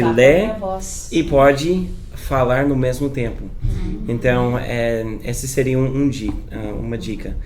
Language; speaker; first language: Portuguese; non-native, fluent; English